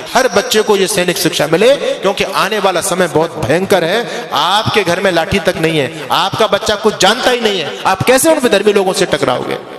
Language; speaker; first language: Hindi; native; Hindi